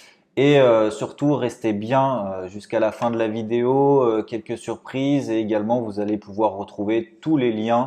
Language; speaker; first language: French; native; French